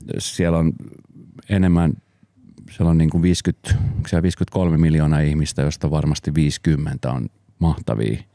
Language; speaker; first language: Finnish; early bilingual, other home language; Spanish